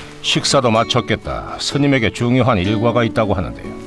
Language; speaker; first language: Korean; native; Korean